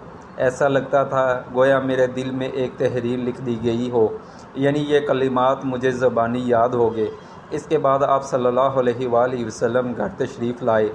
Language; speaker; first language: Urdu; native; Urdu